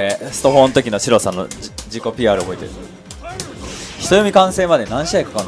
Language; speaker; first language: Japanese; native; Japanese